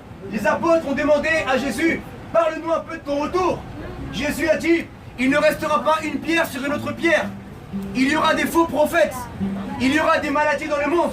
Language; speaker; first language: French; native; French